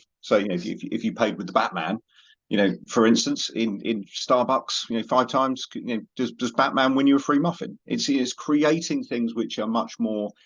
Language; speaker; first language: English; native; English